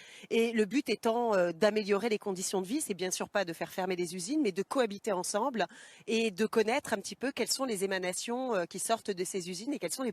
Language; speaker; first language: French; native; French